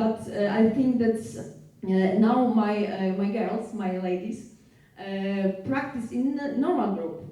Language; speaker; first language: English; non-native, learner; Polish